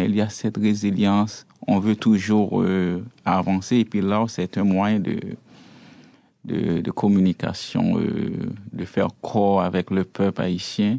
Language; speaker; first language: French; non-native, local second language; Haitian Creole